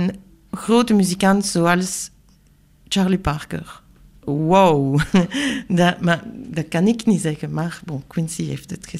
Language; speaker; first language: Dutch; non-native, local second language; French